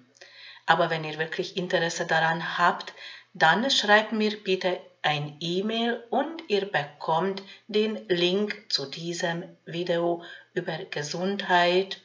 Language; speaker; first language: German; non-native, fluent; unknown